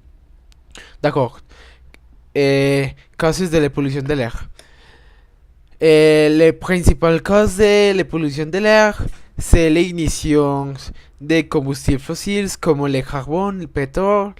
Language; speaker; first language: French; non-native, learner; Spanish